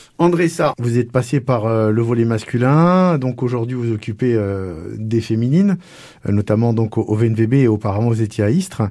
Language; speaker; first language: French; native; French